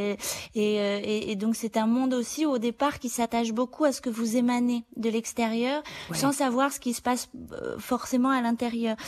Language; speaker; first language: French; native; French